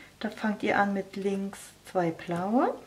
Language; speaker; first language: German; native; German